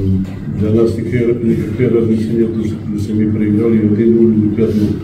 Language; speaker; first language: Russian; non-native, fluent; Serbian